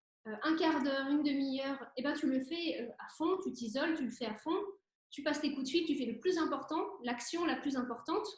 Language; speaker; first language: French; native; French